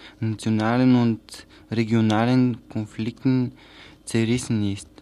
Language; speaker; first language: German; non-native, learner; Bulgarian